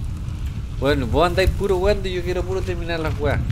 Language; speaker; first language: Spanish; native; Spanish